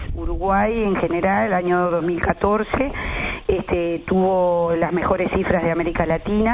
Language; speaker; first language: Spanish; native; Spanish